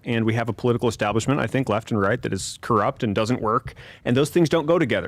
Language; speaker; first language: English; native; English